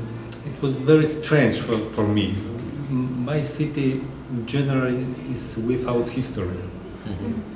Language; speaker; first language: English; non-native, learner; Polish